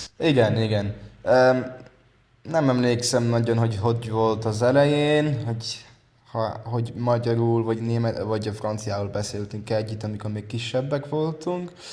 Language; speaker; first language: Hungarian; early bilingual, heritage; German